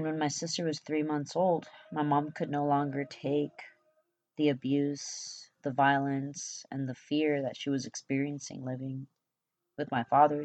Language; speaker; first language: English; early bilingual, other home language; Spanish